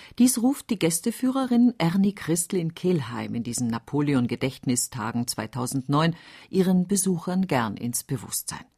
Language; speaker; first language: German; native; German